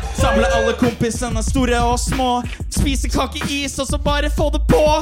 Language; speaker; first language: Norwegian; native; Norwegian